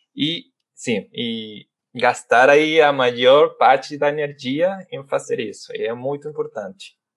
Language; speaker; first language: Portuguese; non-native, fluent; Spanish